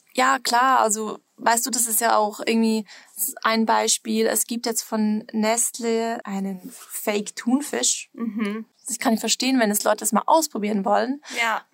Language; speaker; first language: German; non-native, fluent; Swiss German